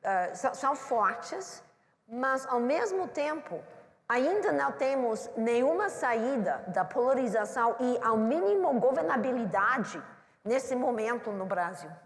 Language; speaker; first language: Portuguese; non-native, learner; English